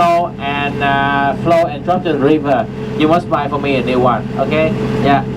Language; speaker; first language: English; non-native, learner; Vietnamese